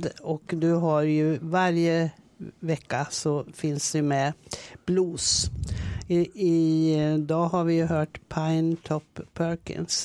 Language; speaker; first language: Swedish; native; Swedish